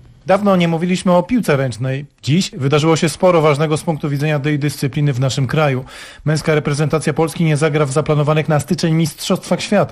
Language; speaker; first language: Polish; native; Polish